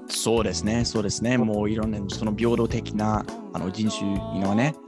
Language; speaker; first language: Japanese; non-native, fluent; English